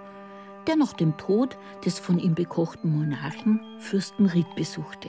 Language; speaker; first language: German; native; German